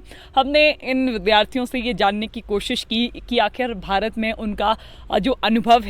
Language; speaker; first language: Hindi; native; Hindi